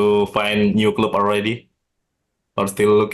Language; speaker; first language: English; non-native, learner; Indonesian